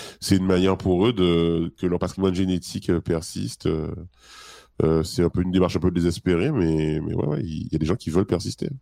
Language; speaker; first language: French; native; French